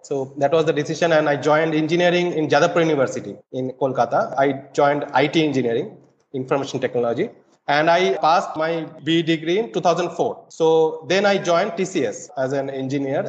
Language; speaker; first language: English; non-native, local second language; Bangla